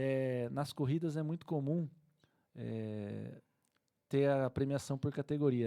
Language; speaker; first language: Portuguese; native; Portuguese